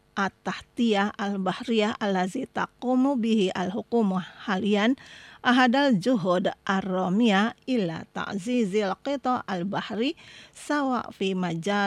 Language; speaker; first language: Arabic; non-native, fluent; Indonesian